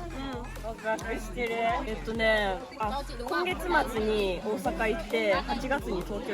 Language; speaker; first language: Japanese; native; Japanese